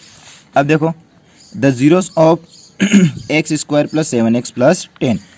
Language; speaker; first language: Hindi; native; Hindi